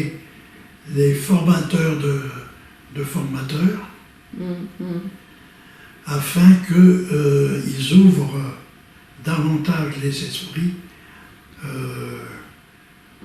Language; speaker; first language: French; native; French